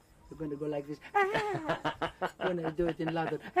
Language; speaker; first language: English; non-native, fluent; Greek